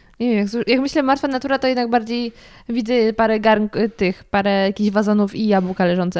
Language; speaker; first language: Polish; native; Polish